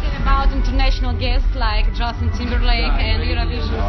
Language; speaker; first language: English; non-native, learner; Russian